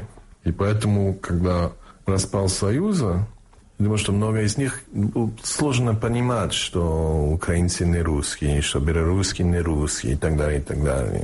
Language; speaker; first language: Russian; non-native, fluent; English